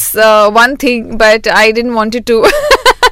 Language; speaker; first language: English; non-native, local second language; Hindi